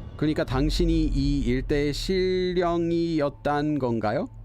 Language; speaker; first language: Korean; non-native, fluent; English